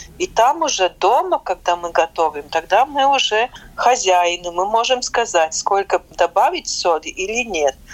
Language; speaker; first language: Russian; non-native, local second language; Latvian